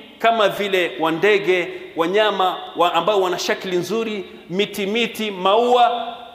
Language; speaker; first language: Swahili; non-native, local second language; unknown